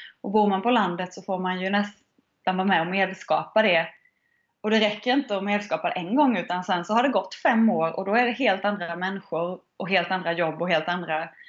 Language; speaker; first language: Swedish; native; Swedish